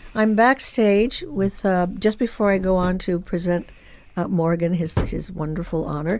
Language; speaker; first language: English; early bilingual, other home language; Spanish